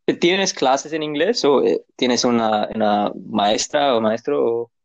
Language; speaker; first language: Spanish; non-native, learner; English